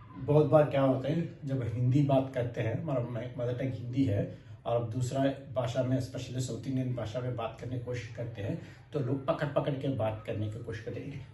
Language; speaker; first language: Hindi; non-native, local second language; Kannada